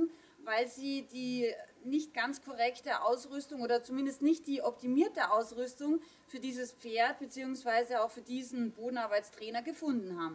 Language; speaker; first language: German; native; German